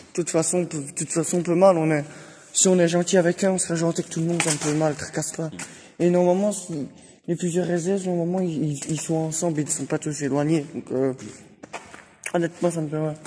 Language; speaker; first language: French; native; French